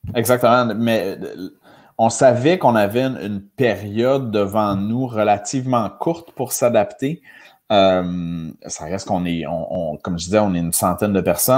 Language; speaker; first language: French; native; French